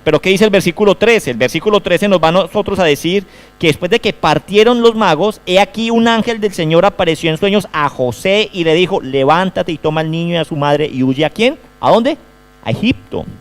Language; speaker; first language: Spanish; native; Spanish